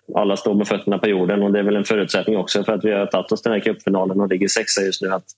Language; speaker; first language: Swedish; native; Swedish